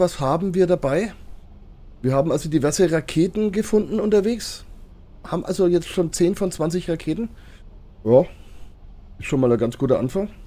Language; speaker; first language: German; native; German